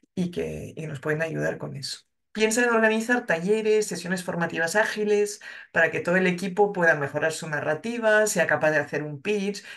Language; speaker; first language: Spanish; non-native, fluent; French